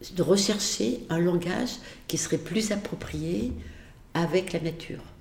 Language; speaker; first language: French; native; French